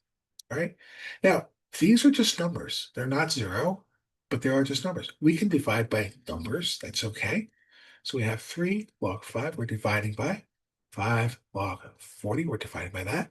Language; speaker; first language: English; native; English